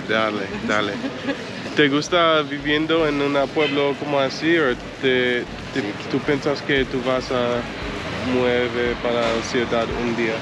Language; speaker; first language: Spanish; non-native, learner; English